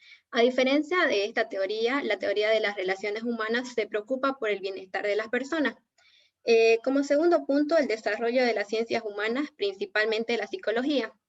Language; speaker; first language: Spanish; native; Spanish